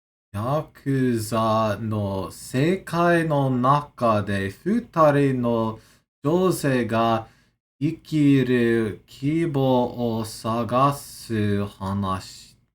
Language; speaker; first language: Japanese; non-native, learner; English